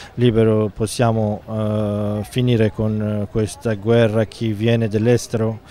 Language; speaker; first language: Italian; non-native, fluent; Arabic